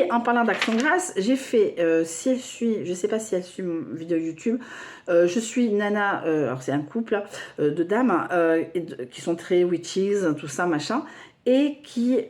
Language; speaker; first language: French; native; French